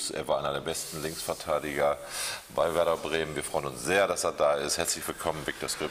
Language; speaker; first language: German; native; German